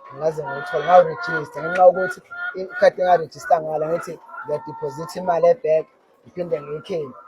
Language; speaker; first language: Zulu; native; Zulu